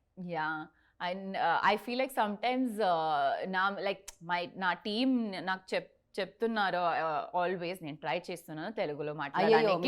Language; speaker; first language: Telugu; non-native, learner; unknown